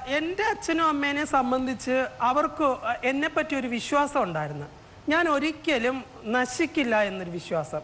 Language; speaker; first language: Malayalam; native; Malayalam